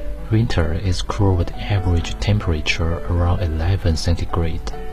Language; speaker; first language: English; non-native, fluent; Chinese